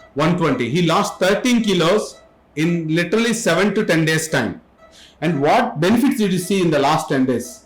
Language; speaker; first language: English; non-native, local second language; Telugu